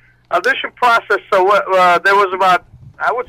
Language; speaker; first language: English; non-native, fluent; Armenian